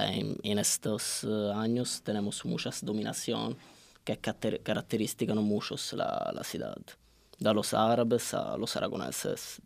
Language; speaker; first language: Spanish; non-native, learner; Italian